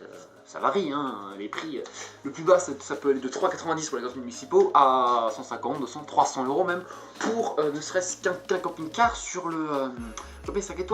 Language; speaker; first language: French; native; French